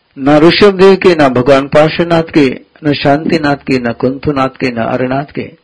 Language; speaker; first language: Hindi; non-native, local second language; Gujarati